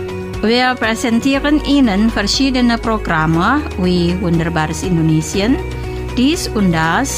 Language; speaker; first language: German; non-native, fluent; Indonesian